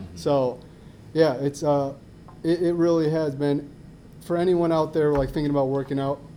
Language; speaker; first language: English; native; English